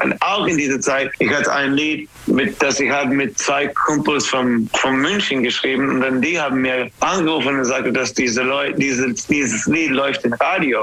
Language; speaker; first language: German; non-native, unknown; English